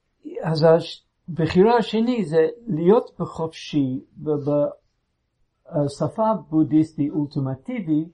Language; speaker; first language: Hebrew; non-native, fluent; English